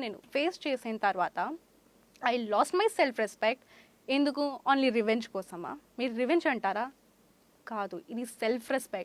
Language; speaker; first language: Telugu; non-native, fluent; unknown